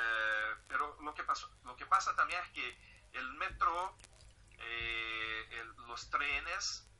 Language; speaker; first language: Spanish; non-native, fluent; Portuguese